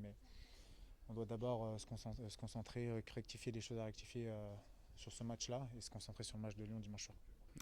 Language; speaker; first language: French; native; French